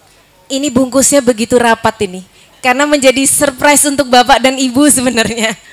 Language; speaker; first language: Indonesian; native; Indonesian